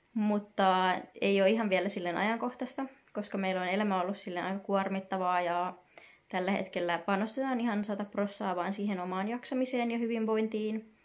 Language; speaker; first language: Finnish; native; Finnish